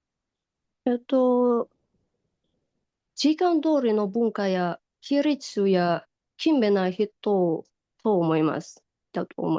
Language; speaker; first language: Japanese; non-native, learner; Indonesian